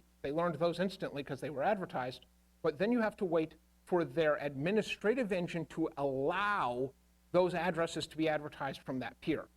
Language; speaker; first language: English; native; English